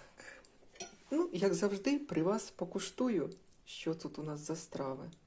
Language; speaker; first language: Ukrainian; non-native, local second language; Russian